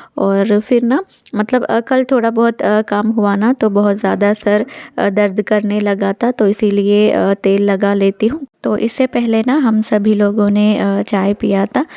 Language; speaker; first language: Hindi; non-native, local second language; Telugu